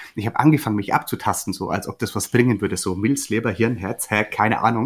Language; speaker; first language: German; native; German